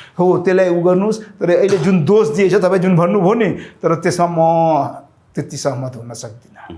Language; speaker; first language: Nepali; non-native, local second language; Rana Tharu